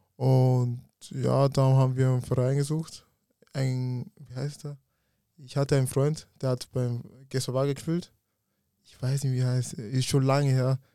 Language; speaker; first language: German; early bilingual, other home language; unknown